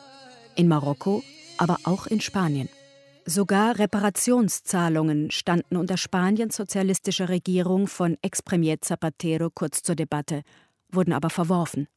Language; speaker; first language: German; native; German